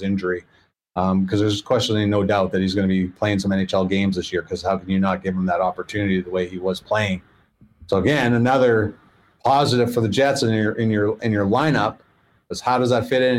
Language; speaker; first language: English; native; English